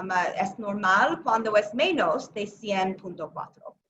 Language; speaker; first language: Spanish; non-native, learner; English